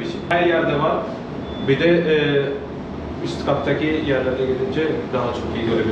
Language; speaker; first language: Turkish; non-native, learner; Bangla